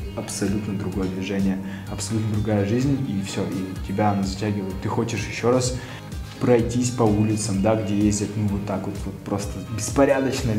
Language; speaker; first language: Russian; native; Russian